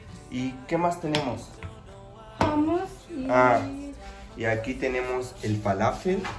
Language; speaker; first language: Spanish; non-native, fluent; Arabic